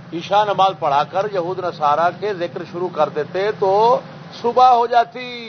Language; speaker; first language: Urdu; non-native, local second language; Saraiki